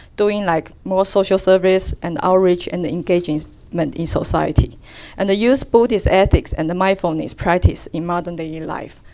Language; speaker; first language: English; non-native, fluent; Chinese